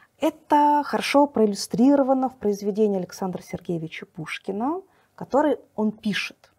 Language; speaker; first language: Russian; native; Russian